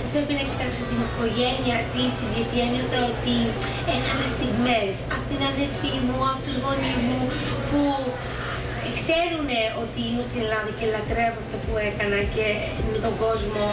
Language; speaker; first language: Greek; early bilingual, heritage; Greek